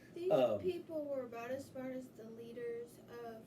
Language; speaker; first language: English; native; English